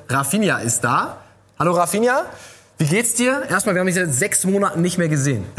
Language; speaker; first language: German; native; German